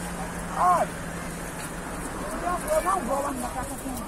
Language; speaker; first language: Portuguese; native; Portuguese